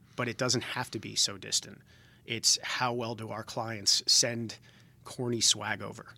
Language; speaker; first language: English; native; English